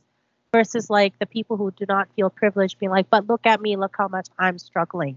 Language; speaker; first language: English; early bilingual, other home language; Korean